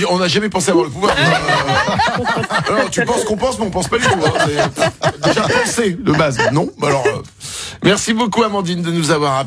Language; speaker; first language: French; native; French